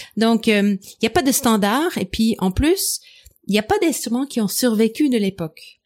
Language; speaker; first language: French; non-native, fluent; English